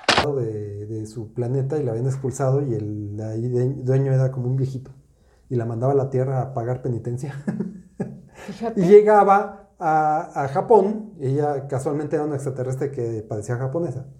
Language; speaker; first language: Spanish; native; Spanish